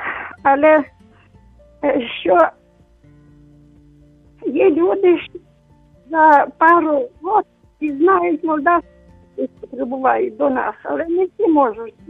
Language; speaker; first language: Ukrainian; non-native, local second language; Romanian